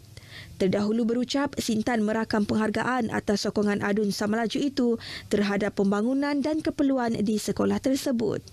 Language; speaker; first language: Malay; native; Malay